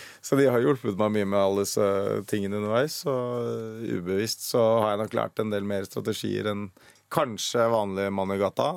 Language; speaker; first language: Norwegian; native; Norwegian